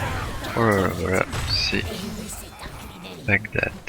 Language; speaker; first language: French; native; French